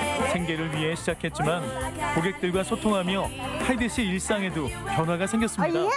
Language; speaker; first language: Korean; native; Korean